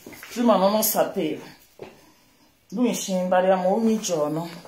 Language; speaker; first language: Italian; non-native, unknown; Bini